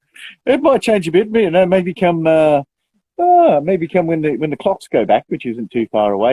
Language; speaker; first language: English; native; English